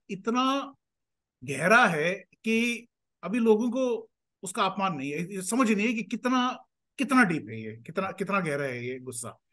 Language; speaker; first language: Hindi; native; Hindi